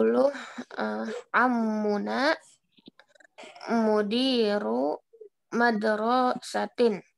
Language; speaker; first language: Arabic; non-native, learner; Indonesian